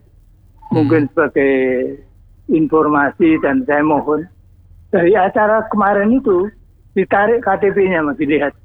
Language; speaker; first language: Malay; non-native, local second language; Javanese